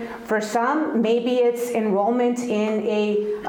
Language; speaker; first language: English; early bilingual, other home language; Spanish